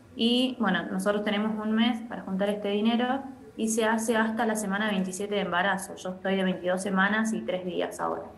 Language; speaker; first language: Spanish; native; Spanish